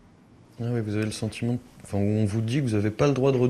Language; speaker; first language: French; native; French